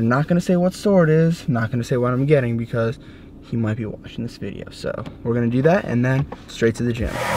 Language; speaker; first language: English; early bilingual, other home language; Russian